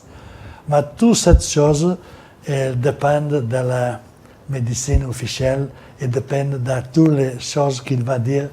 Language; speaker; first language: French; non-native, learner; Italian